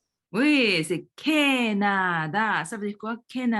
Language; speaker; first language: French; early bilingual, other home language; Korean